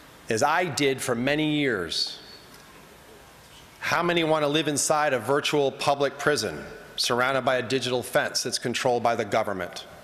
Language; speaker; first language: English; native; English